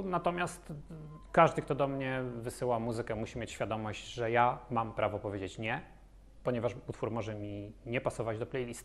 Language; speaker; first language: Polish; native; Polish